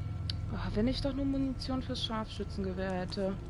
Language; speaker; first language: German; native; German